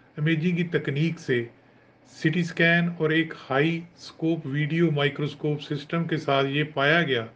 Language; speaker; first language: Hindi; non-native, local second language; Punjabi